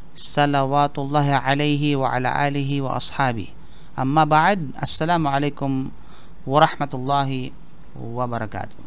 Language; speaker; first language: Arabic; non-native, fluent; Filipino